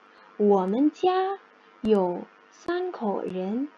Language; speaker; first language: Chinese; non-native, fluent; Indonesian